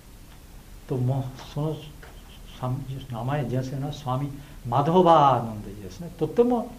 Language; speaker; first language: Japanese; non-native, fluent; Bangla